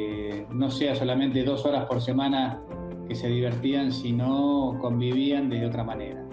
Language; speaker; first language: Spanish; native; Spanish